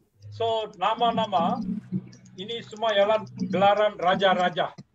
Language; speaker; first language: Malay; non-native, local second language; Tamil